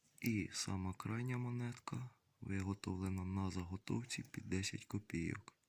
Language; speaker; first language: Ukrainian; native; Ukrainian